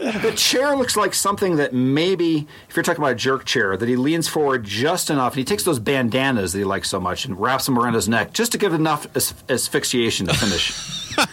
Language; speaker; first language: English; native; English